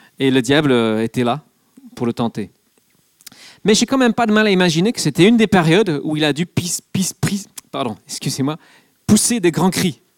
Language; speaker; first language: French; non-native, fluent; English